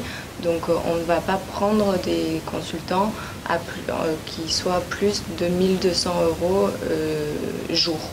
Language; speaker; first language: French; native; French